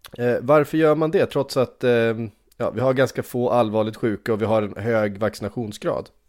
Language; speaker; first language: Swedish; native; Swedish